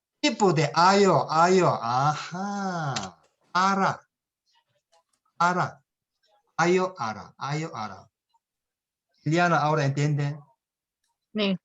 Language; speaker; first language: Spanish; non-native, learner; Korean